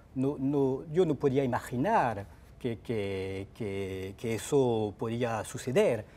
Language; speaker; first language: Spanish; non-native, fluent; French